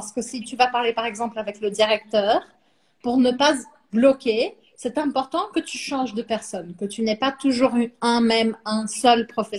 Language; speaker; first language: French; non-native, fluent; Portuguese